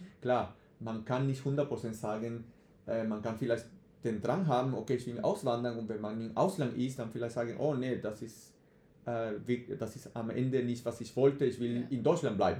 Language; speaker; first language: German; non-native, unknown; Spanish